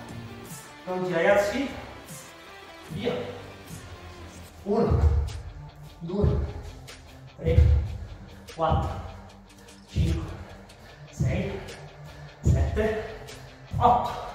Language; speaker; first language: Italian; native; Italian